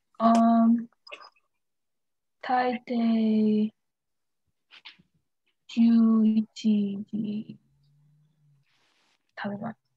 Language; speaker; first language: Japanese; non-native, learner; English